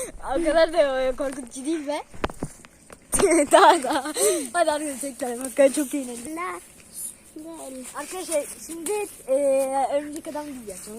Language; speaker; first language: Turkish; native; Turkish